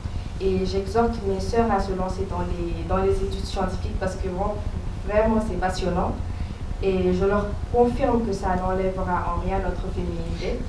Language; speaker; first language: French; non-native, local second language; Wolof